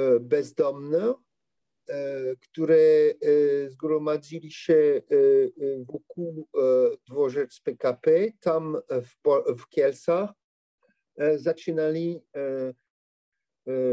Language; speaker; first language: Polish; non-native, learner; French